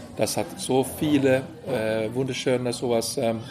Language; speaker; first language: German; non-native, learner; Swedish